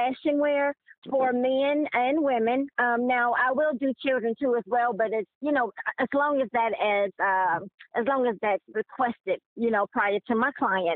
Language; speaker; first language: English; native; English